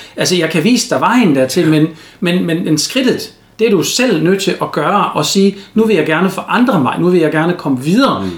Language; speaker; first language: Danish; native; Danish